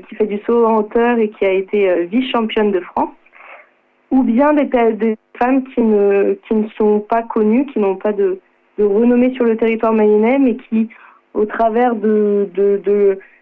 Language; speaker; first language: French; native; French